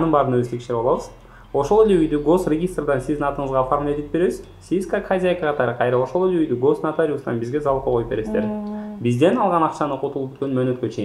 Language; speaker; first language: Kyrgyz; native; Kyrgyz